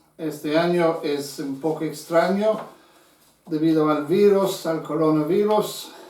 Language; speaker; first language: Spanish; non-native, fluent; English